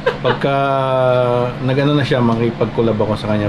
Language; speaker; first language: Filipino; native; Filipino